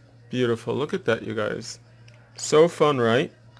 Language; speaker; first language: English; early bilingual, other home language; Spanish